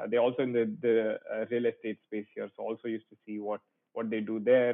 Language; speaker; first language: English; non-native, local second language; Gujarati